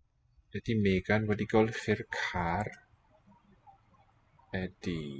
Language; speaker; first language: Welsh; non-native, learner; English